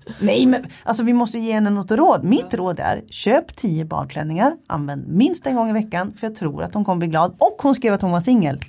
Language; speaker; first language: Swedish; native; Swedish